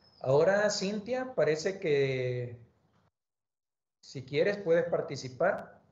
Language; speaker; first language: Spanish; native; Spanish